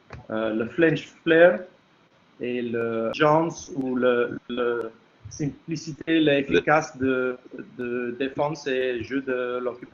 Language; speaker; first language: French; non-native, fluent; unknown